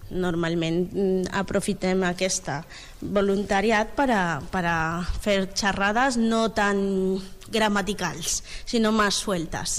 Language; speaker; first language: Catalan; non-native, learner; Spanish